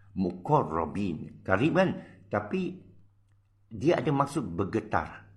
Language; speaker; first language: Malay; non-native, local second language; Min Nan Chinese